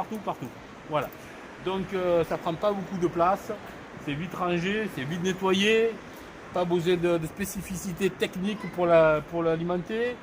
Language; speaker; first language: French; native; French